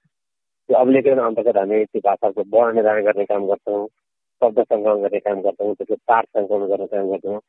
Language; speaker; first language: Nepali; native; Nepali